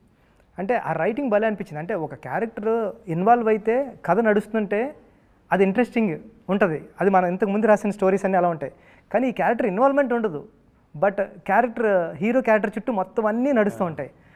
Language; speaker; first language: Telugu; native; Telugu